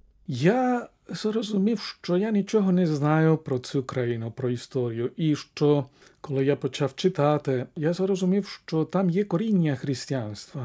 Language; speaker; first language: Ukrainian; non-native, fluent; Spanish